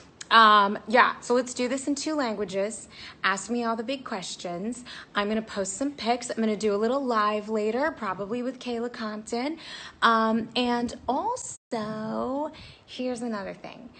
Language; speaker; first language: English; native; English